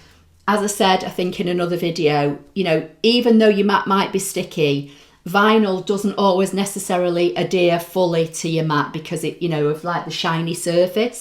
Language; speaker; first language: English; native; English